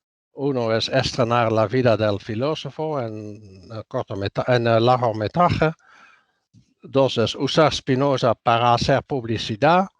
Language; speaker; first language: Spanish; non-native, fluent; Dutch